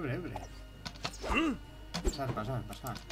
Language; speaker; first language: Spanish; native; Spanish